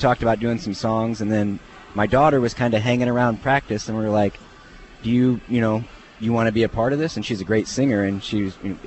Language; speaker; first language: English; native; English